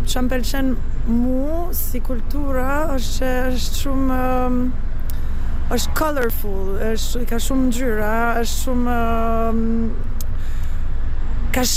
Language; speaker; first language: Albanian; non-native, learner; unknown